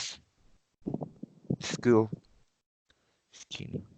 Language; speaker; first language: English; non-native, learner; Spanish